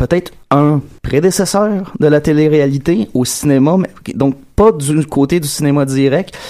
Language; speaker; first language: French; native; French